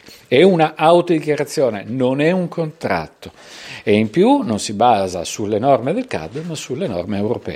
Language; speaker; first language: Italian; native; Italian